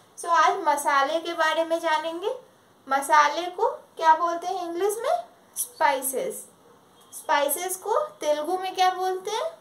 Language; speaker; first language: Hindi; non-native, local second language; Telugu